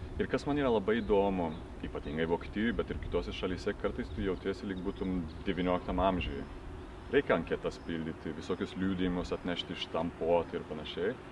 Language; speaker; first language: Lithuanian; early bilingual, heritage; Lithuanian